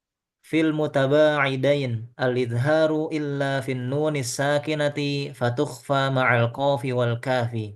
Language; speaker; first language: Arabic; non-native, learner; Indonesian